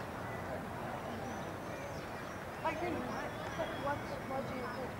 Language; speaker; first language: English; non-native, learner; Croatian